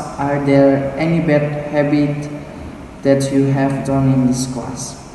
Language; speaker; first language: English; non-native, learner; Indonesian